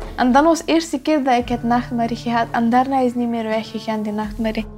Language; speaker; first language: Dutch; non-native, fluent; Persian